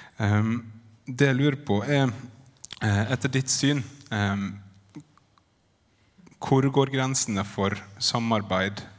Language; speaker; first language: Norwegian; native; Norwegian